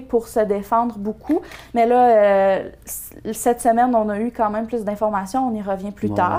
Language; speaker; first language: French; native; French